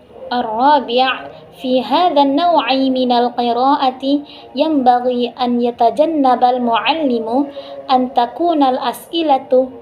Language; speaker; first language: Arabic; non-native, learner; Indonesian